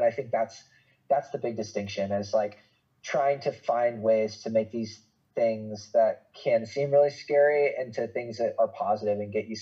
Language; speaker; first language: English; native; English